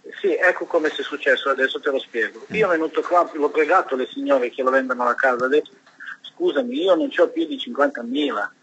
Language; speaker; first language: Italian; non-native, learner; Serbian